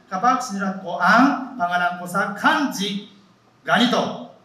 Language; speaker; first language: Filipino; non-native, fluent; Japanese